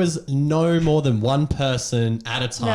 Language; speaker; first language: English; native; English